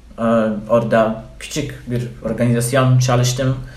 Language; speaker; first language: Turkish; non-native, learner; Polish